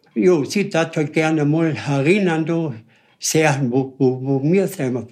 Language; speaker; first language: German; native; German